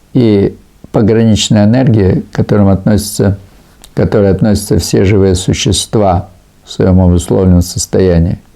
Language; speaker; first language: Russian; native; Russian